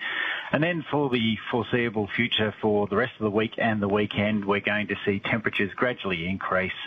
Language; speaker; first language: English; native; English